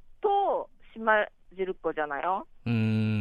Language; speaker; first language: Korean; non-native, learner; Japanese